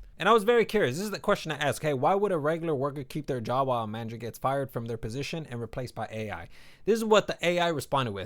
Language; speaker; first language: English; native; English